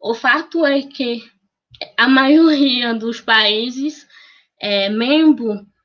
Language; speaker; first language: Portuguese; non-native, fluent; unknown